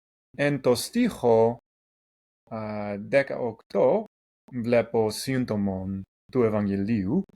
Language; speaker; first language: Greek; non-native, learner; English